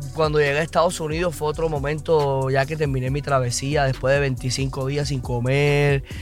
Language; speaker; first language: Spanish; native; Spanish